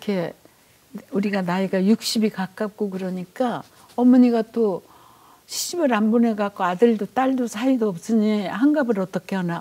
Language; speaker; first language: Korean; native; Korean